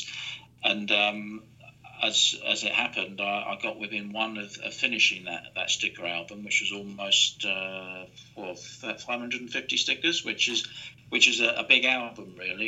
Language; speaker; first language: English; native; English